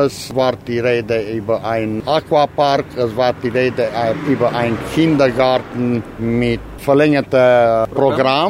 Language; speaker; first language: German; non-native, local second language; Romanian